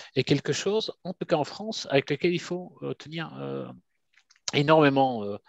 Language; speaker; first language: French; native; French